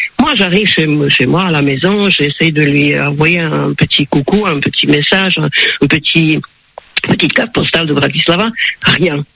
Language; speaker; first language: French; non-native, fluent; Slovak